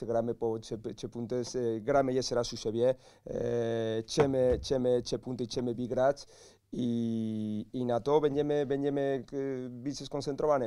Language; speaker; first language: Polish; non-native, learner; Spanish